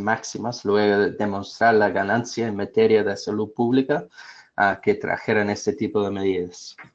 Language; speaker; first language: Spanish; non-native, fluent; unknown